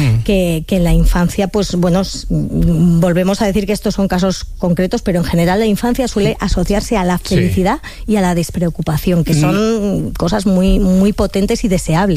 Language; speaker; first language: Spanish; native; Spanish